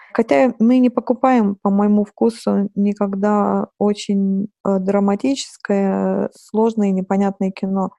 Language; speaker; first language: Russian; non-native, fluent; Lithuanian